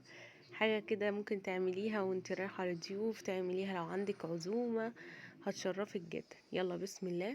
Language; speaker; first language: Arabic; native; Arabic